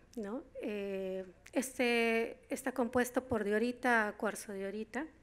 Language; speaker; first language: Spanish; native; Spanish